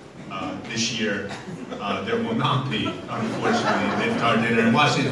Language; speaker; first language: English; native; English